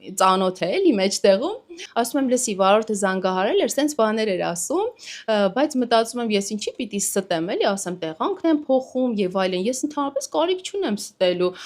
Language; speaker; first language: Armenian; native; Armenian